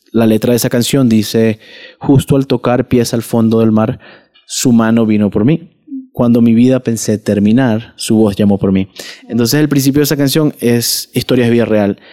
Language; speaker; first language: Spanish; native; Spanish